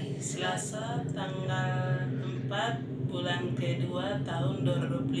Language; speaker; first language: Indonesian; non-native, local second language; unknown